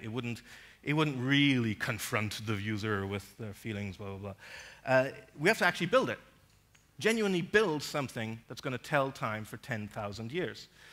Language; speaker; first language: English; native; English